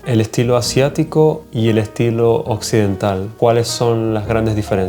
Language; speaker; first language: Spanish; native; Spanish